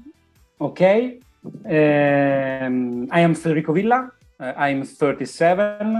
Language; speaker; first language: English; non-native, learner; Italian